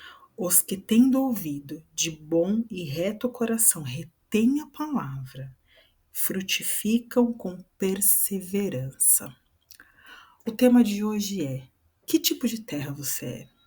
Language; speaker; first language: Portuguese; native; Portuguese